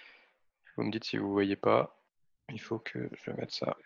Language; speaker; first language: French; native; French